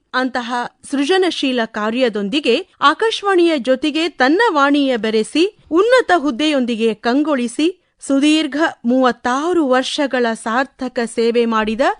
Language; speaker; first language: Kannada; native; Kannada